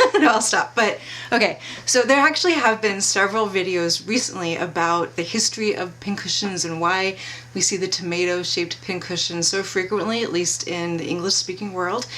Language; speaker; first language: English; native; English